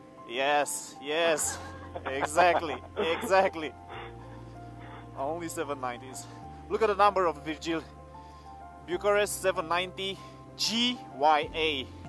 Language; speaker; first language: English; non-native, fluent; Romanian